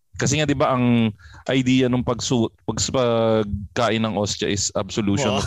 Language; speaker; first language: Filipino; native; Filipino